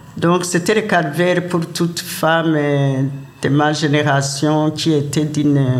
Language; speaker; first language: French; non-native, local second language; Rundi